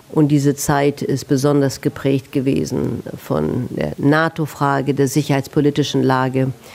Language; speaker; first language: German; native; German